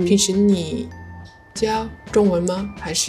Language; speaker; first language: Chinese; non-native, learner; English